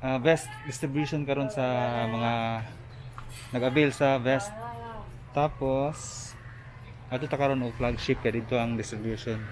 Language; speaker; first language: Cebuano; native; Cebuano